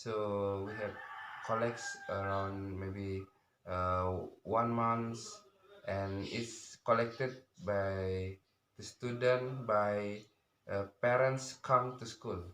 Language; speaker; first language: English; non-native, learner; Indonesian